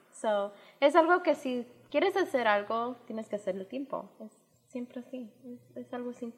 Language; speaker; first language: Spanish; early bilingual, heritage; Spanish